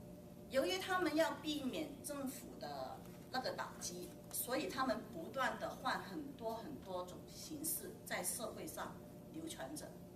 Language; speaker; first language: Chinese; native; Chinese